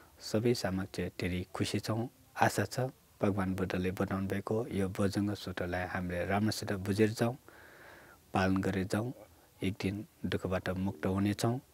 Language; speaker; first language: Nepali; non-native, local second language; Newari